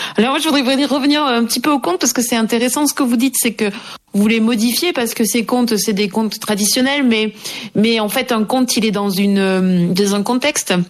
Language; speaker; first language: French; native; French